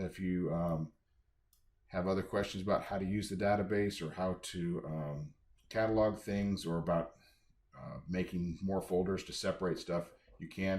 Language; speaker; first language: English; native; English